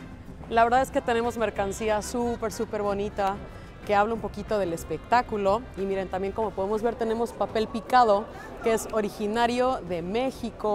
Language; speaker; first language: Spanish; native; Spanish